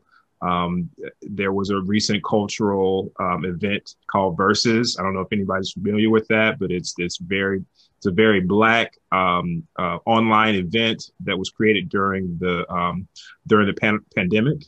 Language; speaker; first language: English; native; English